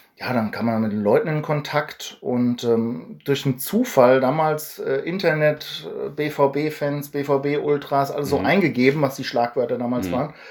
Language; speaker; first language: German; native; German